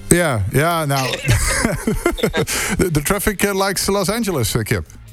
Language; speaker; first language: English; non-native, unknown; Dutch